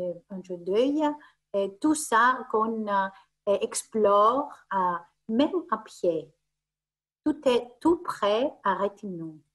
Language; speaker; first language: French; non-native, fluent; Greek